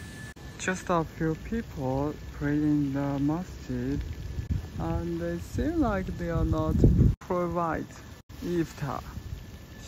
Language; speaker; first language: English; non-native, learner; Chinese